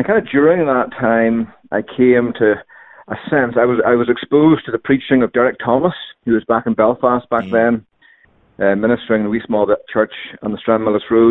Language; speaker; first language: English; native; English